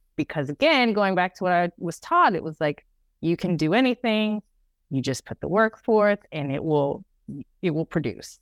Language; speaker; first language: English; native; English